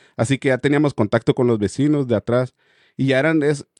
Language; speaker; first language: Spanish; native; Spanish